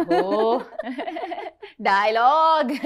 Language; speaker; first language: Telugu; non-native, learner; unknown